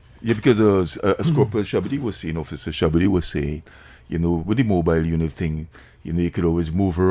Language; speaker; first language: English; native; English